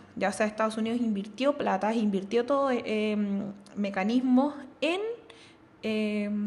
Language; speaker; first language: Spanish; native; Spanish